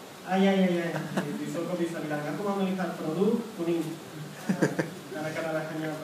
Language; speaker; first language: Indonesian; non-native, fluent; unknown